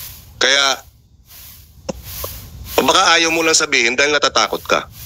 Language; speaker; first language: Filipino; native; Filipino